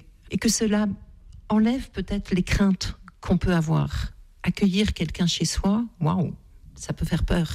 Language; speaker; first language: French; native; French